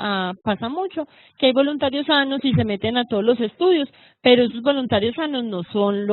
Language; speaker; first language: Spanish; native; Spanish